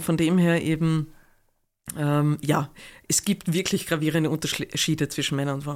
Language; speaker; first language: German; native; German